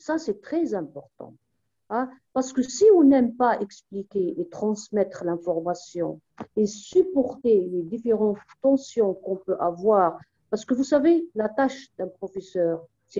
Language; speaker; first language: French; non-native, local second language; Arabic